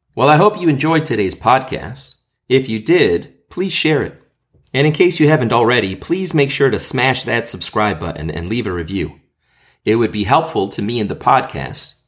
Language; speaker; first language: English; native; English